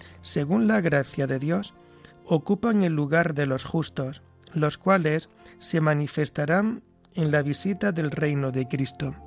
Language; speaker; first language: Spanish; native; Spanish